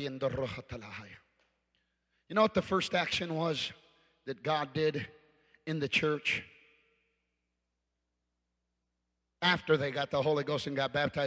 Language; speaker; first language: English; early bilingual, other home language; Spanish